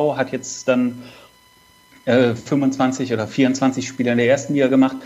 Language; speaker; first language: German; native; German